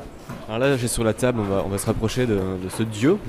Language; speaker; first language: French; native; French